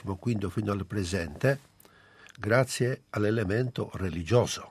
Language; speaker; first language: Italian; non-native, local second language; Albanian